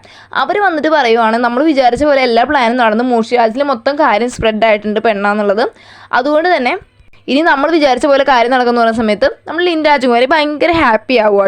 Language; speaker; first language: Malayalam; native; Malayalam